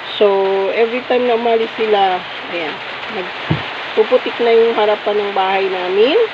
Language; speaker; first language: Filipino; native; Filipino